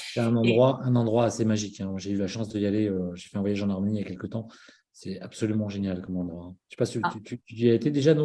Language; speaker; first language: French; native; French